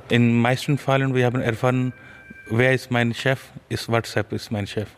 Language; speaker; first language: German; non-native, learner; Urdu